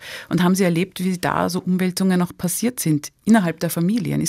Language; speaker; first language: German; native; German